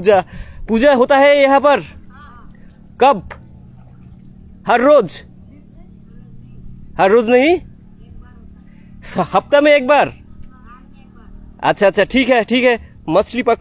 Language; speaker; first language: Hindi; non-native, learner; Bangla